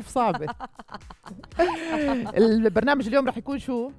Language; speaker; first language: Arabic; native; Arabic